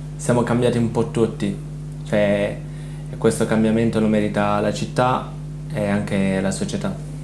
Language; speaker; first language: Italian; native; Italian